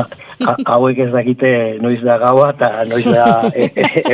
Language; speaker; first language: Basque; non-native, local second language; Spanish